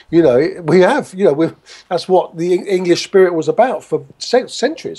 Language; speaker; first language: English; native; English